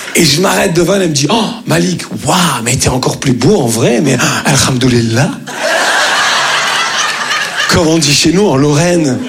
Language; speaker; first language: French; native; French